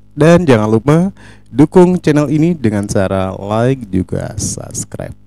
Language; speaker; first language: Indonesian; native; Indonesian